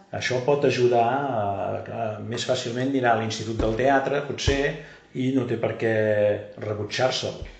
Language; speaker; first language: Catalan; native; Catalan